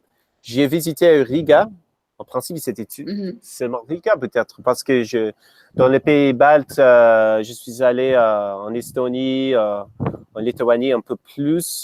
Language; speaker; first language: French; non-native, fluent; English